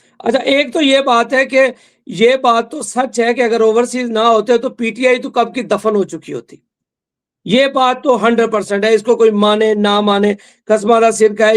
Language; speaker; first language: Urdu; non-native, local second language; Punjabi